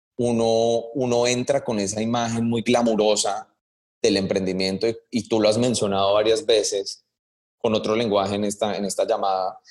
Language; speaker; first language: Spanish; early bilingual, heritage; Spanish